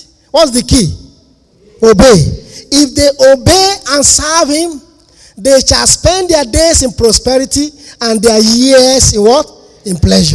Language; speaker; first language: English; non-native, local second language; Yoruba